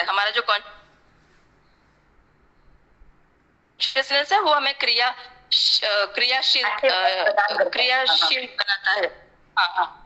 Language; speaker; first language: Hindi; native; Hindi